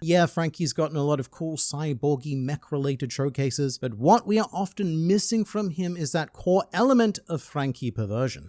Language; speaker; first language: English; native; English